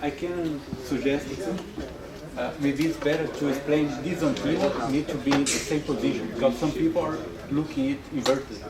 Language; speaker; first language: English; non-native, learner; Portuguese